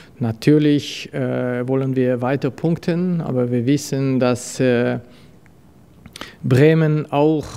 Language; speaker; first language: German; non-native, fluent; French